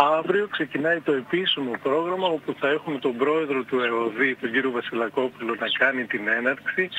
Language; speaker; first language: Greek; native; Greek